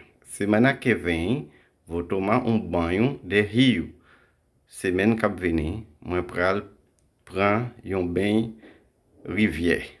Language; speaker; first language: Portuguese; non-native, fluent; Haitian Creole